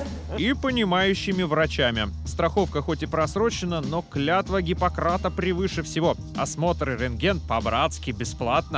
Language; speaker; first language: Russian; native; Russian